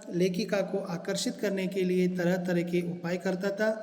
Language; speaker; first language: Hindi; non-native, local second language; Kannada